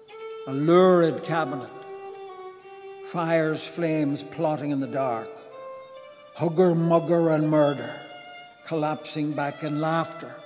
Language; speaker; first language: English; native; English